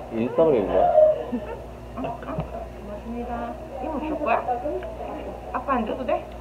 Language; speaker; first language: Korean; non-native, fluent; Indonesian